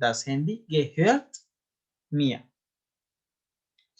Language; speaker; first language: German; non-native, fluent; Spanish